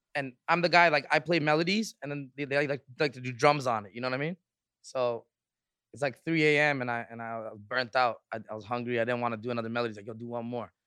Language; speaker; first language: English; native; English